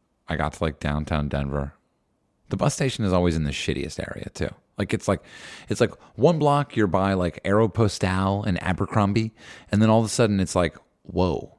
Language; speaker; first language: English; native; English